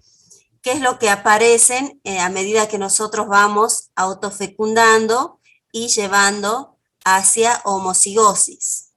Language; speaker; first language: Spanish; native; Spanish